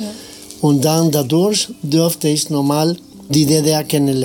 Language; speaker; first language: German; non-native, fluent; Spanish